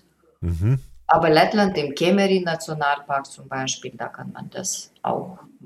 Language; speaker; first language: German; non-native, fluent; Lithuanian